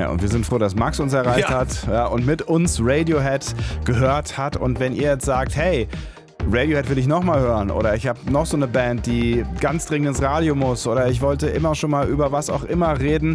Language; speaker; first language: German; native; German